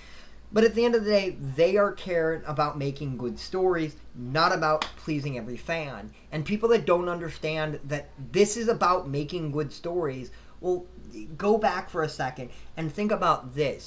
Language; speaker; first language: English; native; English